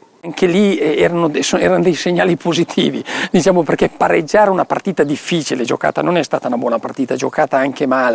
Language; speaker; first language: Italian; native; Italian